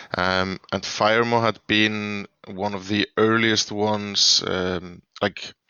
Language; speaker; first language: English; non-native, fluent; Swedish